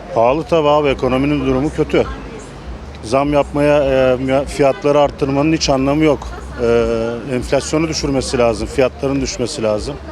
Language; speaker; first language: Turkish; native; Turkish